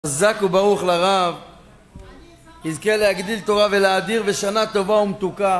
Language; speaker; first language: Hebrew; native; Hebrew